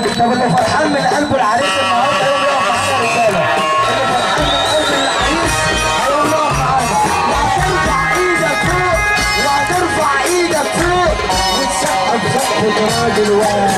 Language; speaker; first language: Arabic; native; Arabic